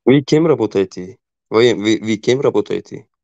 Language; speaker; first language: Russian; non-native, local second language; Tajik